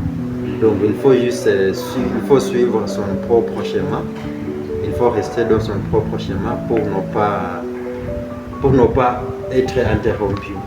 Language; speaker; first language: French; non-native, fluent; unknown